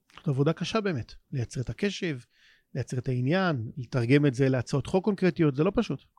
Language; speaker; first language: Hebrew; native; Hebrew